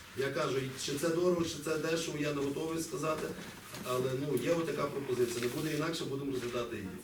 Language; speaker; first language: Ukrainian; native; Ukrainian